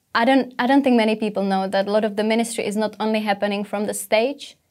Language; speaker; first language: English; non-native, fluent; Czech